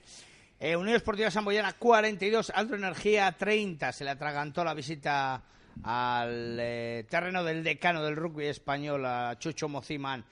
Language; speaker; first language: Spanish; native; Spanish